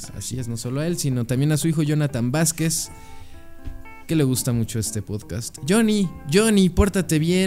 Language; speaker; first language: Spanish; native; Spanish